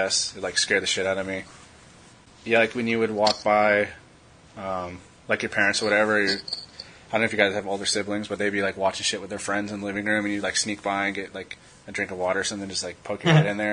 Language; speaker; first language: English; native; English